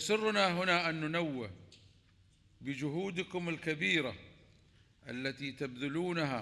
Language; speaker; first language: Arabic; native; Arabic